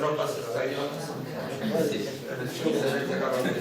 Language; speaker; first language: Spanish; non-native, fluent; Russian